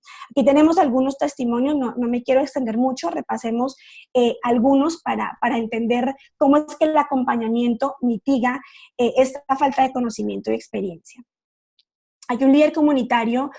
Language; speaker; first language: Spanish; native; Spanish